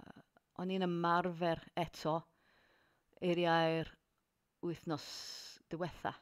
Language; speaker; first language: Welsh; non-native, learner; English